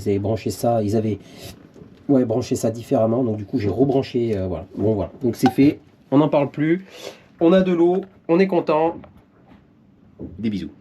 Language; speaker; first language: French; native; French